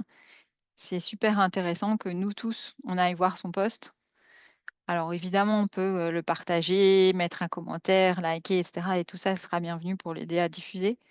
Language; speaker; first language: French; native; French